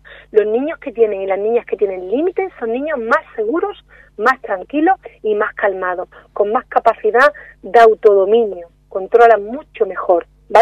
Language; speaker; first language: Spanish; native; Spanish